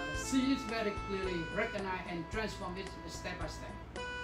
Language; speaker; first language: English; non-native, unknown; Vietnamese